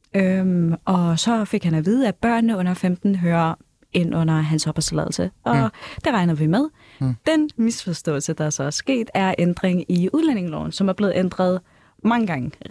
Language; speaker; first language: Danish; native; Danish